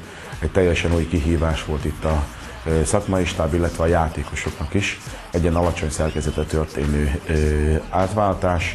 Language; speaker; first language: Hungarian; native; Hungarian